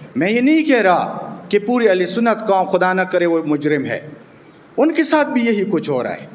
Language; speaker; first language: Urdu; non-native, local second language; Pashto